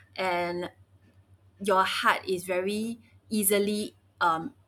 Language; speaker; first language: English; early bilingual, other home language; Chinese